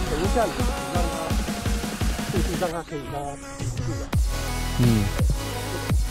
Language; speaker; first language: Chinese; native; Chinese